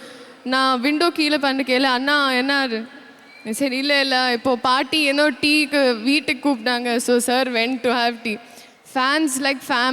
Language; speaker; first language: Tamil; non-native, fluent; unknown